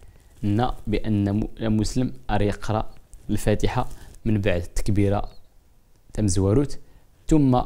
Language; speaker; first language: Arabic; non-native, local second language; Berber languages